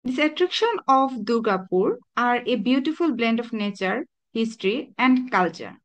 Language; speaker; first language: English; non-native, local second language; Bangla